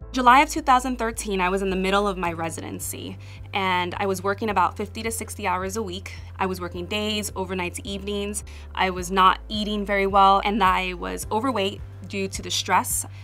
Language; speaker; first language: English; native; English